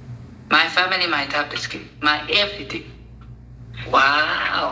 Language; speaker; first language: English; non-native, learner; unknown